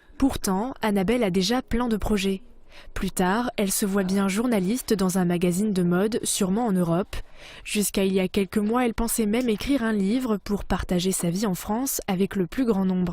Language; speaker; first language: French; native; French